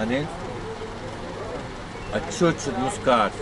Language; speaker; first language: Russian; non-native, learner; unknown